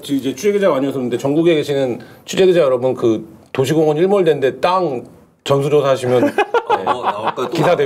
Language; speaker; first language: Korean; native; Korean